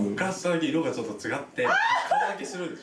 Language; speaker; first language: Japanese; native; Japanese